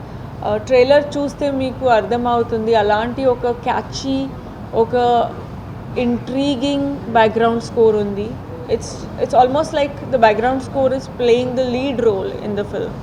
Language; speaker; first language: Telugu; non-native, learner; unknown